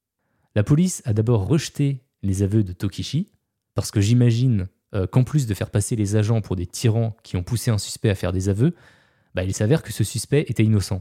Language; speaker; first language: French; native; French